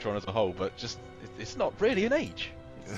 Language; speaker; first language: English; native; English